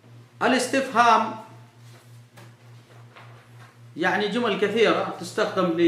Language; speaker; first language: Arabic; non-native, fluent; Urdu